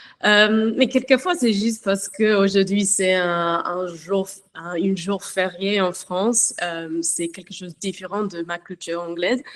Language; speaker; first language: French; non-native, learner; English